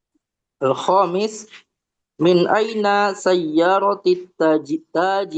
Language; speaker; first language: Arabic; non-native, learner; Indonesian